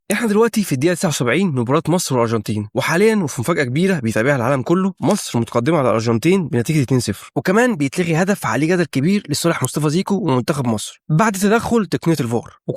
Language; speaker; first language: Arabic; native; Arabic